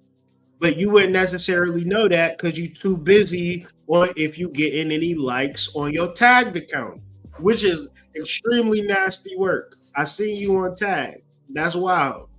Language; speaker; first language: English; native; English